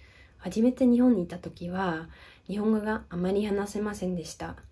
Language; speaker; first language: Japanese; non-native, fluent; Dutch